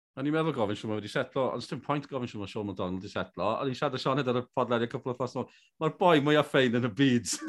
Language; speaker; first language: Welsh; native; Welsh